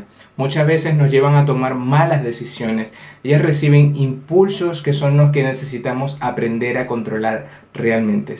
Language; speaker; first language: Spanish; native; Spanish